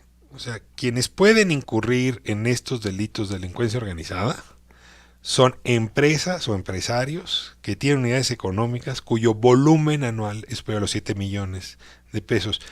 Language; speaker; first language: Spanish; native; Spanish